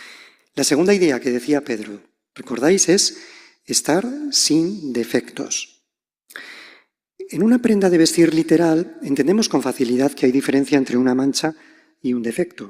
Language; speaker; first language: Spanish; native; Spanish